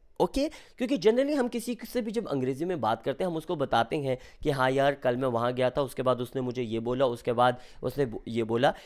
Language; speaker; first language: Hindi; native; Hindi